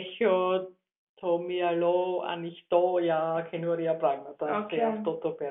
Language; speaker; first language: Greek; non-native, learner; German